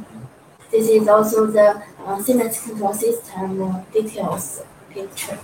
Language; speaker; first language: English; non-native, learner; Chinese